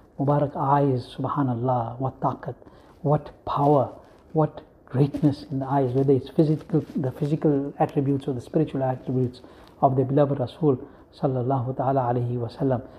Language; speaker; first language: English; native; English